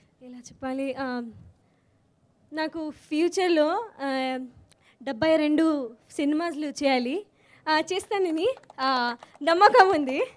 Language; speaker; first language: Telugu; non-native, learner; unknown